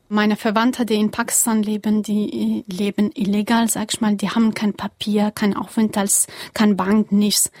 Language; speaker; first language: German; non-native, fluent; Persian